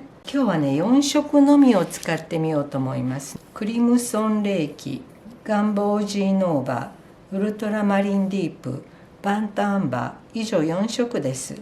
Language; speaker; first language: Japanese; native; Japanese